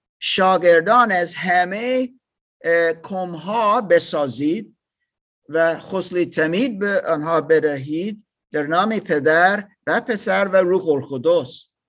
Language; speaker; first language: Persian; non-native, learner; English